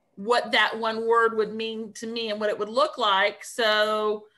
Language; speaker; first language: English; native; English